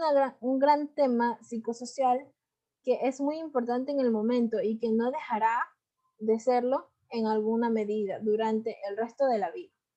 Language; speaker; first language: Spanish; native; Spanish